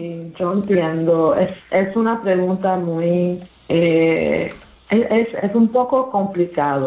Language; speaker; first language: Spanish; early bilingual, heritage; English